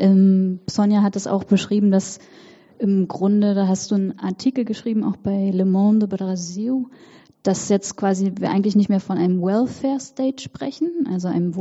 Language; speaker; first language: German; native; German